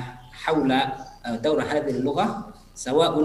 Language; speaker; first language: Arabic; non-native, fluent; Indonesian